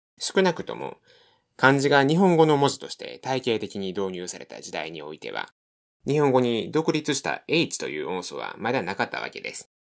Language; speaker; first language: Japanese; native; Japanese